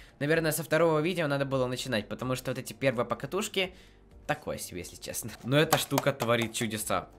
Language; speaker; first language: Russian; native; Russian